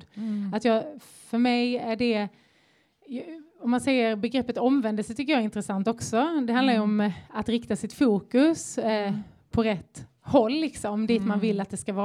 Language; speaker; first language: Swedish; native; Swedish